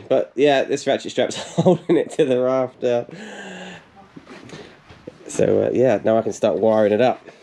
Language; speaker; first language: English; native; English